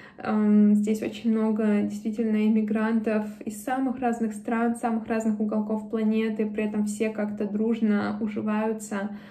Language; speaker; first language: Russian; native; Russian